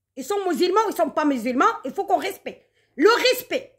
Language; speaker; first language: French; non-native, local second language; Arabic